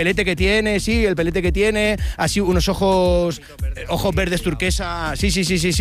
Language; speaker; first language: Spanish; native; Spanish